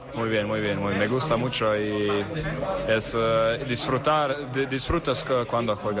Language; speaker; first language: Spanish; non-native, learner; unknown